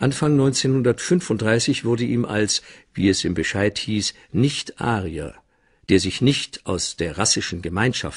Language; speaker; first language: German; native; German